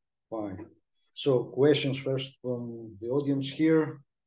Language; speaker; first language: English; non-native, fluent; Greek